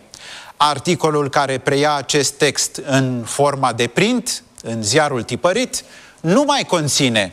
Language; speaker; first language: Romanian; native; Romanian